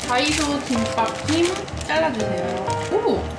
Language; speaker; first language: Korean; native; Korean